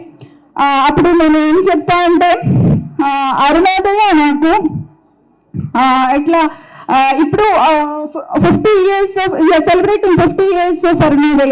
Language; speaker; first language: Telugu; non-native, learner; Malayalam